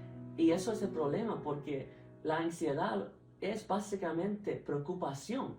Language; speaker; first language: Spanish; early bilingual, heritage; Spanish